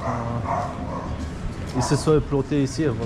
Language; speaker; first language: French; early bilingual, other home language; Polish